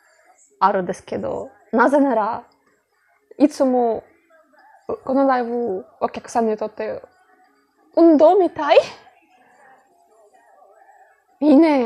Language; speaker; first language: Japanese; non-native, fluent; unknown